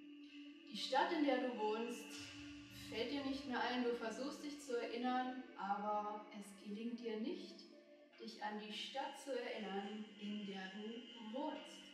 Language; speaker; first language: German; native; German